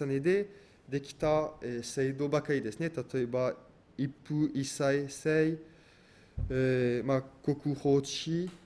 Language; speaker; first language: Japanese; non-native, fluent; French